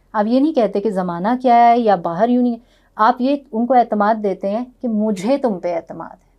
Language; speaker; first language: Urdu; non-native, local second language; Punjabi